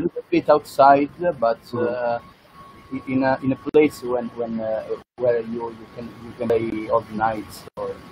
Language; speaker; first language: English; non-native, learner; Italian